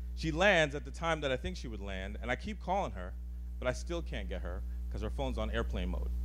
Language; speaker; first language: English; native; English